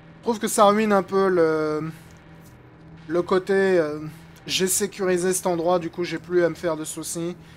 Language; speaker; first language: French; native; French